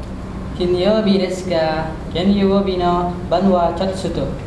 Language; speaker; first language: Japanese; non-native, learner; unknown